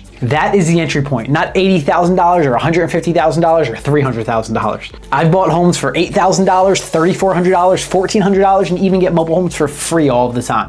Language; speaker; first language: English; native; English